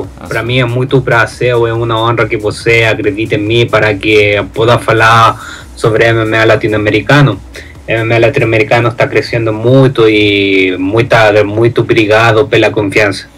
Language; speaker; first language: Portuguese; non-native, learner; Spanish